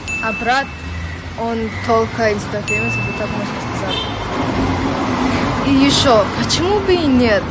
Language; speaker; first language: Russian; non-native, local second language; English